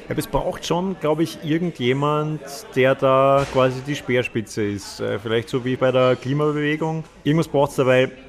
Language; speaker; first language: German; native; German